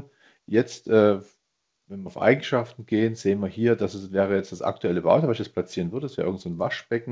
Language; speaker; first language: German; native; German